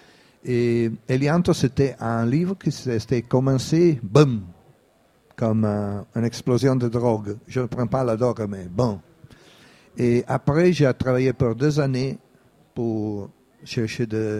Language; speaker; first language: French; non-native, fluent; Italian